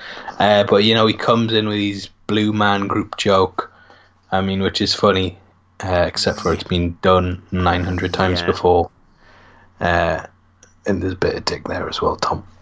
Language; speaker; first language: English; native; English